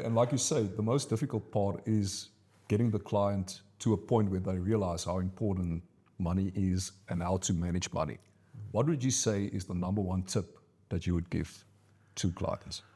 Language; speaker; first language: English; non-native, local second language; Afrikaans